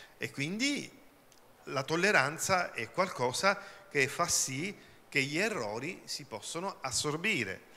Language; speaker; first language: Italian; native; Italian